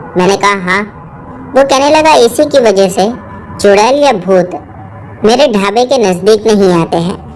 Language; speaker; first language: Hindi; native; Hindi